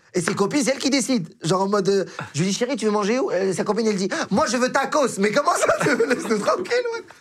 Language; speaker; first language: French; non-native, local second language; Arabic